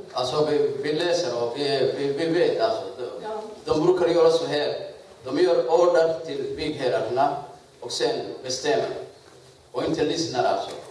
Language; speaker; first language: Swedish; non-native, learner; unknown